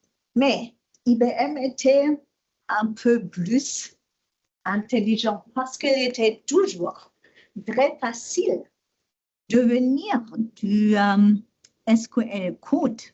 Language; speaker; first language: French; non-native, learner; German